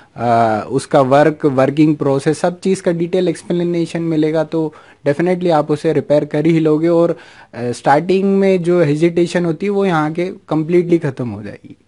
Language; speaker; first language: Hindi; native; Hindi